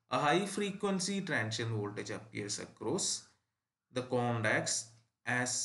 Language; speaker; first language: English; non-native, local second language; Malayalam